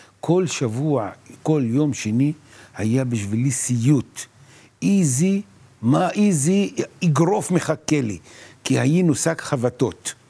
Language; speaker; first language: Hebrew; non-native, local second language; Arabic